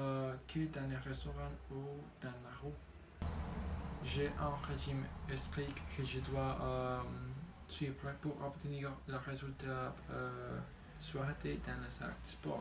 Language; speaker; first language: French; non-native, learner; Spanish